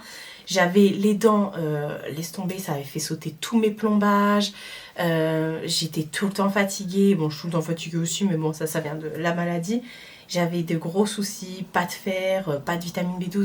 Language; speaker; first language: French; native; French